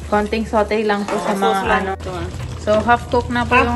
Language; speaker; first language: Filipino; early bilingual, other home language; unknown